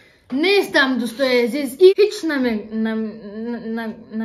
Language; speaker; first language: Persian; non-native, learner; German